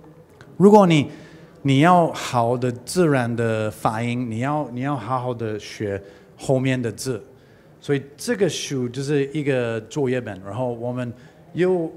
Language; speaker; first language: Chinese; non-native, learner; English